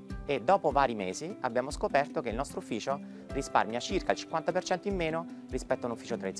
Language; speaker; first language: Italian; native; Italian